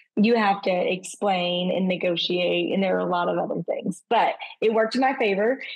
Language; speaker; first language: English; native; English